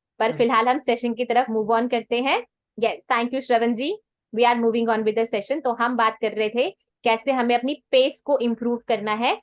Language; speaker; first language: Hindi; non-native, local second language; Punjabi